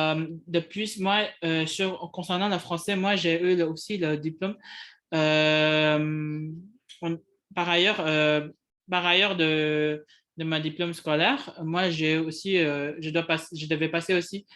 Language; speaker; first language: French; non-native, fluent; Indonesian